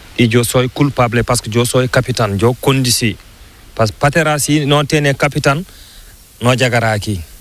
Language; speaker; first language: Spanish; non-native, learner; Fula